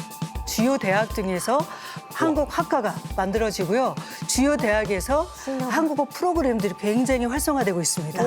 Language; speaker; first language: Korean; native; Korean